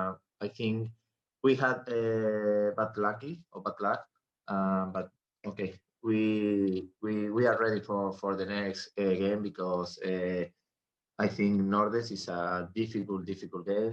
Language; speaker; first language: English; non-native, learner; Spanish